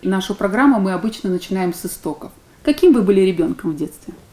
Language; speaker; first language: Russian; native; Russian